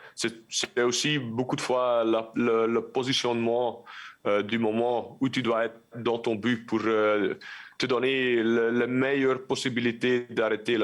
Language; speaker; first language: French; non-native, local second language; Dutch